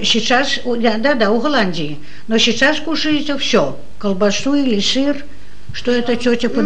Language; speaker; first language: Russian; non-native, learner; Dutch